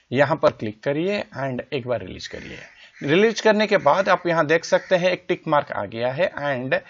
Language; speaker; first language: Hindi; native; Hindi